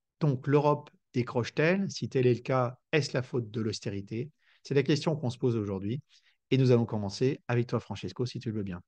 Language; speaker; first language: French; native; French